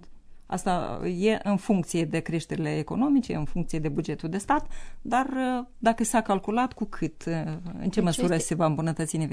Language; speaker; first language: Romanian; native; Romanian